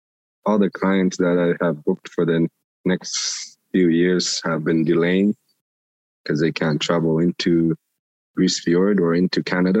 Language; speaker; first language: English; native; English